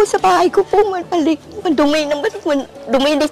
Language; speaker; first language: Filipino; non-native, learner; Vietnamese